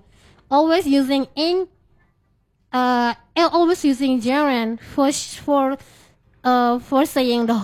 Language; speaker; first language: English; non-native, fluent; Indonesian